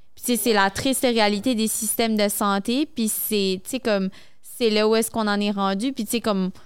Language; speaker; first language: French; native; French